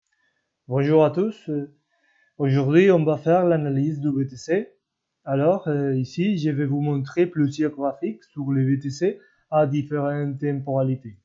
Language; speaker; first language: French; non-native, learner; Spanish